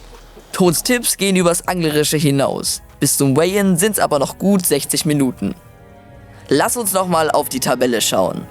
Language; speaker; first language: German; native; German